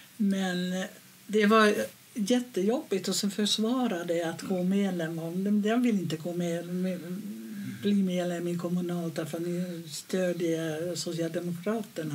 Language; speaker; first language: Swedish; non-native, fluent; Finnish